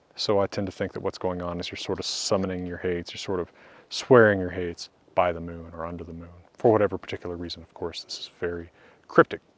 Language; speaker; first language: English; native; English